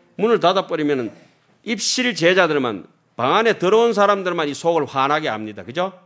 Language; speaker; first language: Korean; native; Korean